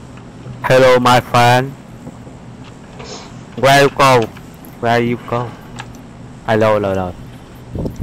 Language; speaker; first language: English; non-native, learner; Vietnamese